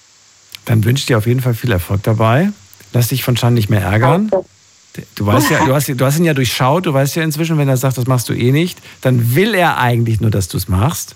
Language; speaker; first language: German; native; German